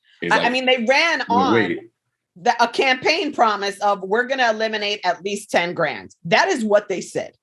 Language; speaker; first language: English; native; English